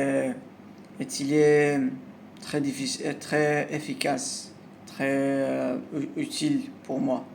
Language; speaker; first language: French; non-native, learner; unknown